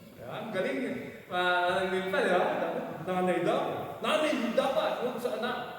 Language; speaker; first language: Filipino; native; Filipino